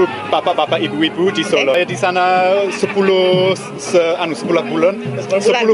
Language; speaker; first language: Indonesian; non-native, fluent; English